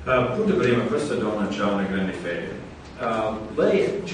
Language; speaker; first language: Italian; non-native, fluent; English